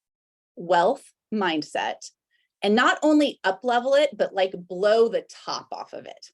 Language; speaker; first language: English; native; English